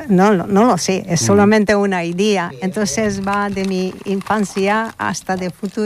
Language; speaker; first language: Spanish; non-native, learner; Hungarian